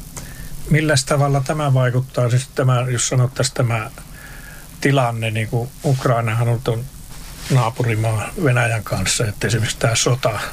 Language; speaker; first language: Finnish; native; Finnish